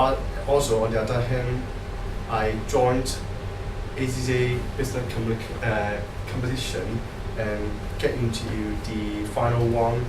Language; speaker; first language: English; non-native, learner; Cantonese